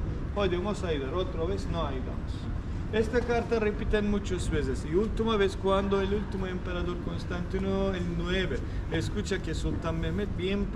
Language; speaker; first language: Spanish; non-native, fluent; Turkish